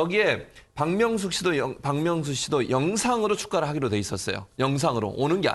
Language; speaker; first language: Korean; native; Korean